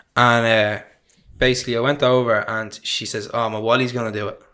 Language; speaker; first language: English; native; English